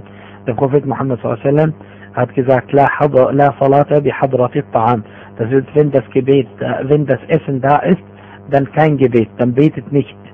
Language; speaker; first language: German; non-native, fluent; Arabic